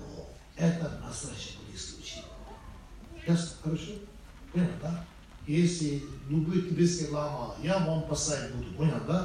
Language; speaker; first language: Russian; non-native, fluent; Tibetan